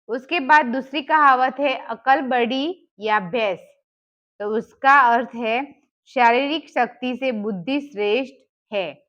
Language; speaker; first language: Hindi; non-native, local second language; Gujarati